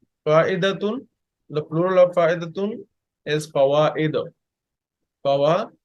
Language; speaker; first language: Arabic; non-native, fluent; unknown